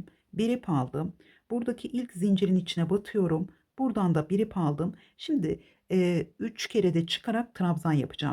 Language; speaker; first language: Turkish; native; Turkish